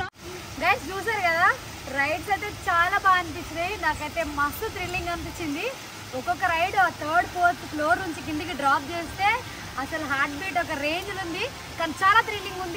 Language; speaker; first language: Telugu; native; Telugu